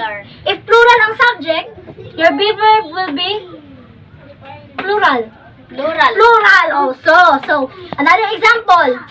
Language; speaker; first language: English; non-native, local second language; Cebuano